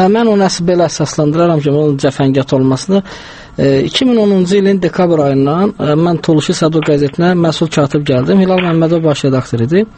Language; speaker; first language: Azerbaijani; non-native, local second language; Talysh